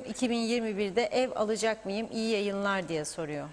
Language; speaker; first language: Turkish; native; Turkish